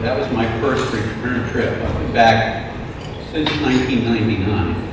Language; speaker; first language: English; native; English